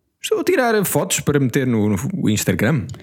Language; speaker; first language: Portuguese; non-native, learner; English